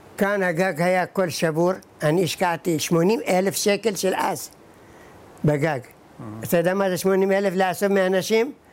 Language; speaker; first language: Hebrew; early bilingual, other home language; Arabic